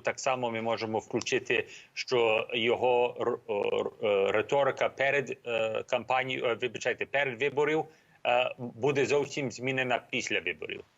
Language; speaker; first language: Ukrainian; early bilingual, heritage; Ukrainian